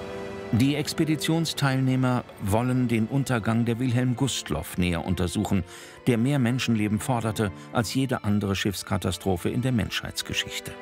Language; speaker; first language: German; native; German